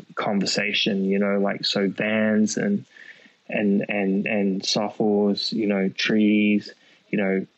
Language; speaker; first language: English; native; English